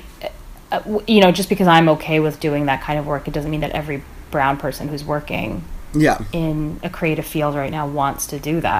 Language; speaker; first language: English; native; English